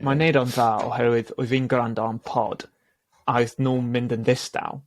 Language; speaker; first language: Welsh; non-native, local second language; English